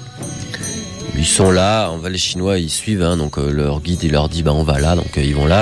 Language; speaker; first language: French; native; French